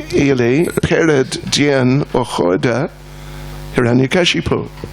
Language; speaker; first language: Russian; non-native, learner; English